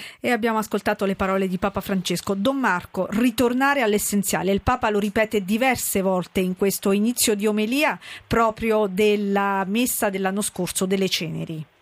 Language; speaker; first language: Italian; native; Italian